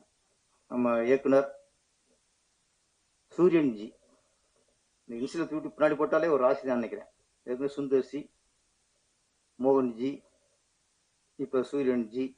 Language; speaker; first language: Tamil; native; Tamil